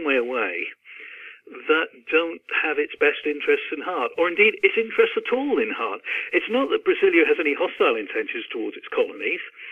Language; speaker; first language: English; native; English